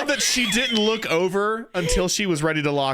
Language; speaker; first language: English; native; English